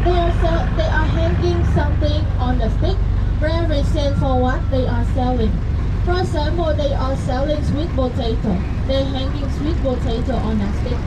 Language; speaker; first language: English; non-native, fluent; Vietnamese